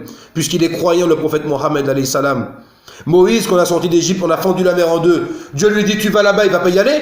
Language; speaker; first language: French; native; French